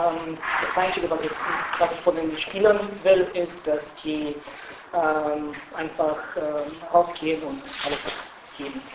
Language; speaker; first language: German; non-native, fluent; Bulgarian